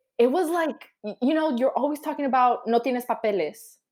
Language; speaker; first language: English; early bilingual, other home language; Spanish